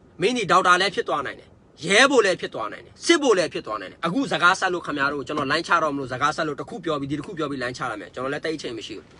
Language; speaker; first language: Burmese; non-native, local second language; Mon